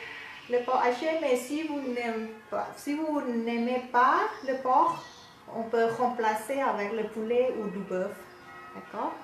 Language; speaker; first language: French; non-native, learner; Thai